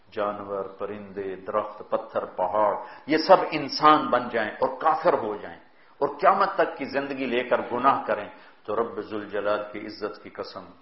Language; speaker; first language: Urdu; non-native, local second language; Punjabi